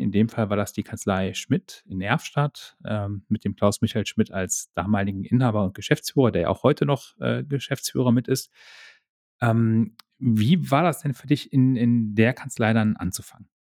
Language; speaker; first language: German; native; German